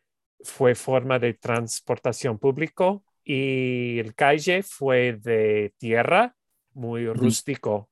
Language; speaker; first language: Spanish; non-native, learner; English